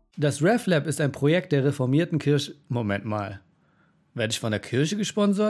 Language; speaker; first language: German; native; German